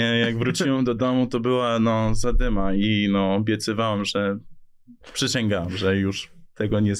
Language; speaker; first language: Polish; early bilingual, heritage; English